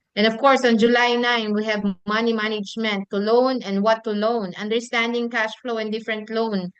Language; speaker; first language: English; non-native, local second language; Filipino